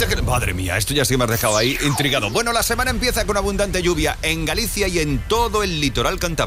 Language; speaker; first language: Spanish; native; Spanish